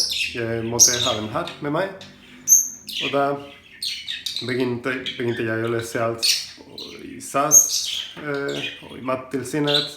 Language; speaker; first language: Norwegian; non-native, learner; Spanish